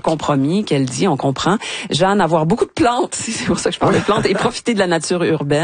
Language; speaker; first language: French; native; French